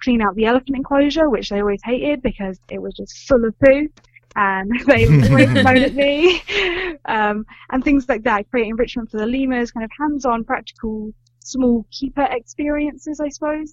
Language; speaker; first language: English; native; English